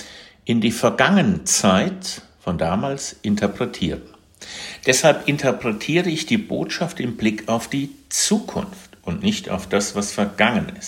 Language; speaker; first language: German; native; German